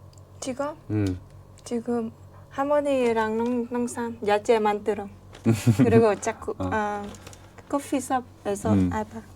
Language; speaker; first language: Korean; non-native, learner; Vietnamese